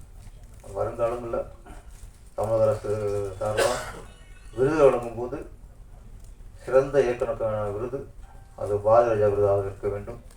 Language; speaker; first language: Tamil; native; Tamil